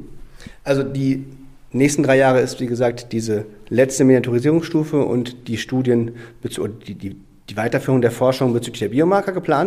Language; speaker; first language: German; native; German